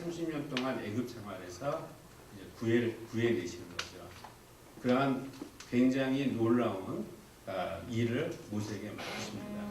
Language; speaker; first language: Korean; native; Korean